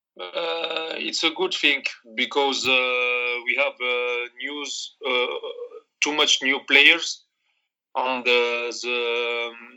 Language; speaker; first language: English; non-native, learner; Arabic